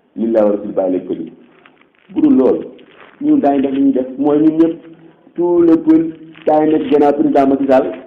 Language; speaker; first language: Wolof; non-native, local second language; Fula